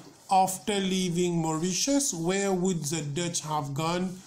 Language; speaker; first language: English; non-native, local second language; Morisyen